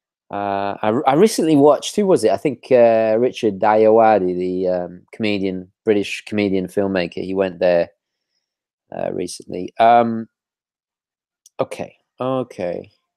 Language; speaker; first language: English; native; English